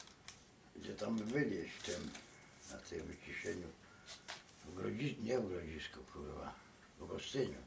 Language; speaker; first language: Polish; native; Polish